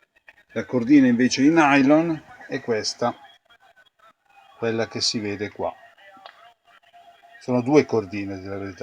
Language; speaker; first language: Italian; native; Italian